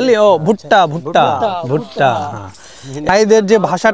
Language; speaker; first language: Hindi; non-native, learner; Bangla